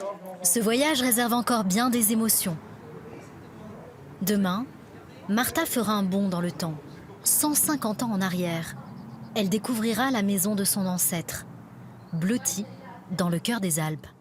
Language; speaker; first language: French; native; French